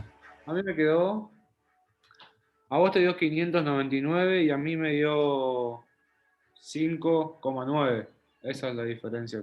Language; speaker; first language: Spanish; native; Spanish